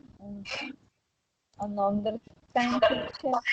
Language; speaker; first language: English; non-native, learner; Spanish